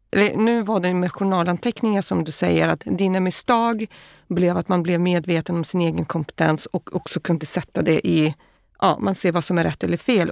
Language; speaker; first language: Swedish; non-native, fluent; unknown